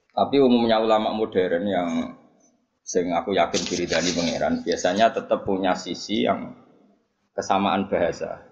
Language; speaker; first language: Indonesian; non-native, local second language; Javanese